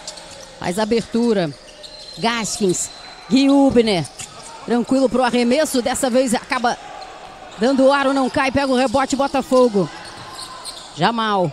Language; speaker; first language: Portuguese; native; Portuguese